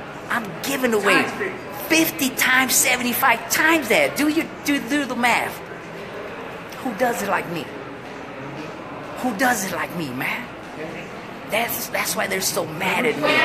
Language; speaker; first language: English; early bilingual, other home language; Spanish